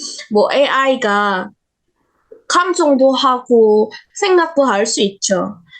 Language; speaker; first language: Korean; non-native, learner; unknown